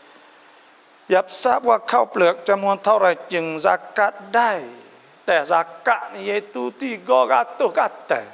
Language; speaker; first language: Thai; non-native, local second language; Malay